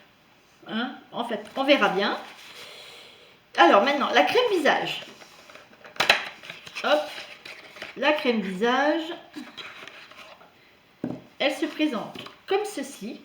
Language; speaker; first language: French; native; French